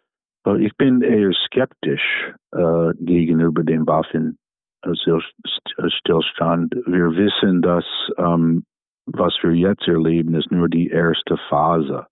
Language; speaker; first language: German; non-native, fluent; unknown